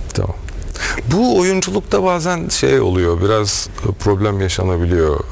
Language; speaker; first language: Turkish; native; Turkish